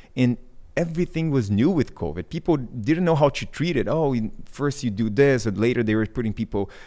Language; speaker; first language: English; non-native, fluent; Portuguese